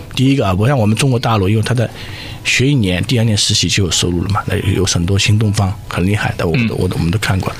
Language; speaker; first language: Chinese; native; Chinese